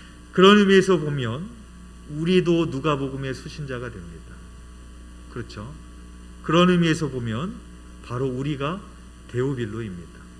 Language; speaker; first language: Korean; native; Korean